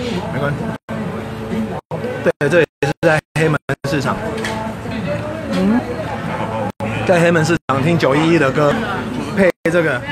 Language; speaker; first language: Chinese; native; Chinese